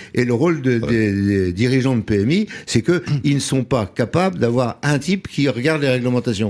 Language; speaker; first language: French; native; French